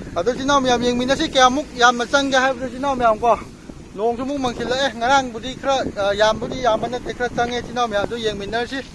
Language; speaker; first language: Manipuri; native; Manipuri